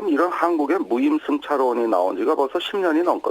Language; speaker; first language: Korean; native; Korean